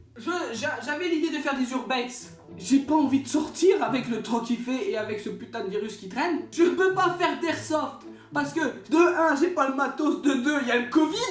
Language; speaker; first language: French; native; French